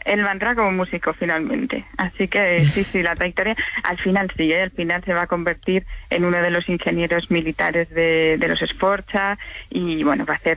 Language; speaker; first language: Spanish; native; Spanish